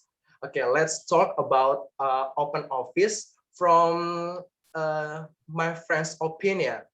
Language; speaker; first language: English; non-native, learner; Indonesian